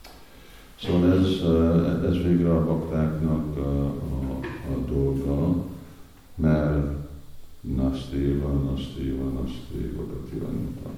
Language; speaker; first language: Hungarian; native; Hungarian